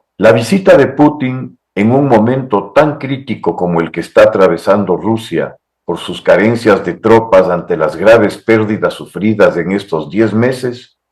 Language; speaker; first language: Spanish; native; Spanish